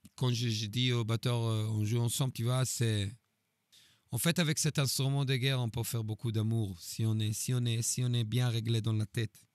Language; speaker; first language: French; non-native, fluent; Hebrew